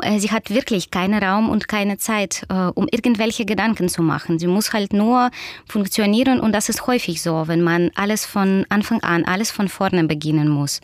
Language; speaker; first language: German; non-native, fluent; Russian